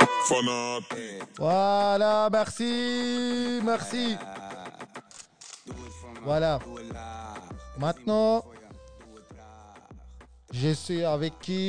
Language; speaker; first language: French; non-native, learner; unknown